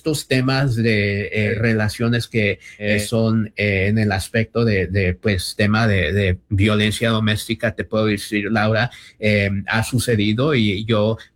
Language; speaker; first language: Spanish; early bilingual, heritage; Spanish